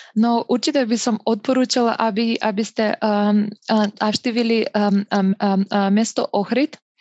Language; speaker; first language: Slovak; non-native, fluent; Macedonian